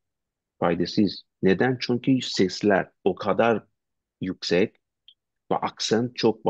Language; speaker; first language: Turkish; non-native, learner; Persian